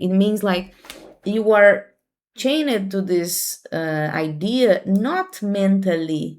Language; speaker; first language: English; non-native, fluent; Portuguese